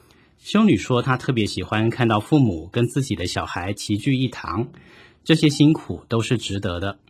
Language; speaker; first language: Chinese; native; Chinese